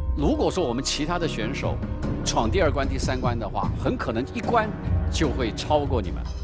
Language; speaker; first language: Chinese; native; Chinese